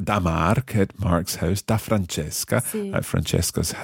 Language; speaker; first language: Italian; non-native, fluent; English